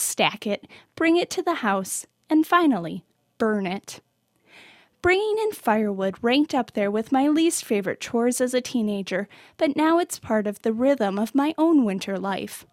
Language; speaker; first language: English; native; English